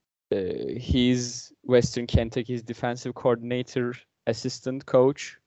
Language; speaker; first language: English; non-native, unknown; Turkish